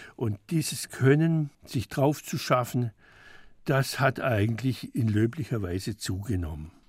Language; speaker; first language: German; native; German